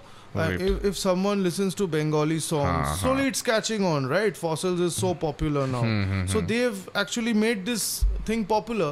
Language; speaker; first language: English; non-native, local second language; Bangla